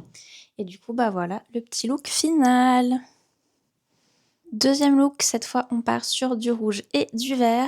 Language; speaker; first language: French; native; French